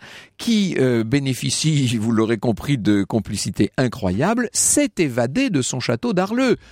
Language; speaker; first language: French; native; French